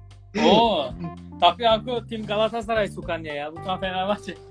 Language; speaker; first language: Indonesian; non-native, fluent; Turkish